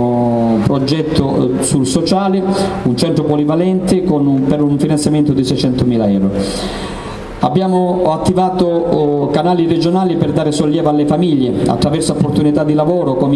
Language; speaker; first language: Italian; native; Italian